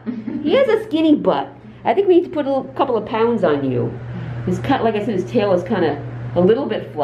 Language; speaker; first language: English; native; English